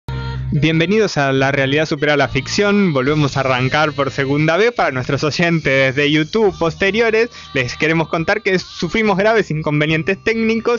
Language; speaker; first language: Spanish; native; Spanish